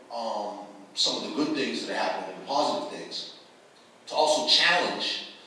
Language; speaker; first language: English; native; English